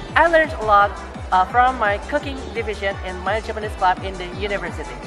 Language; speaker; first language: English; non-native, learner; Indonesian